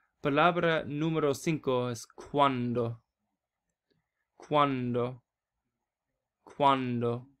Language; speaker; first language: Spanish; non-native, learner; English